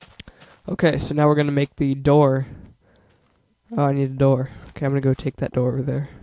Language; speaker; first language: English; native; English